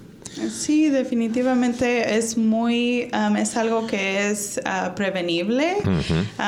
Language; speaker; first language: Spanish; early bilingual, heritage; Spanish